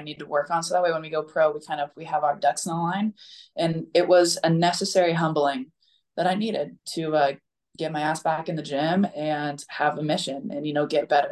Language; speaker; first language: English; native; English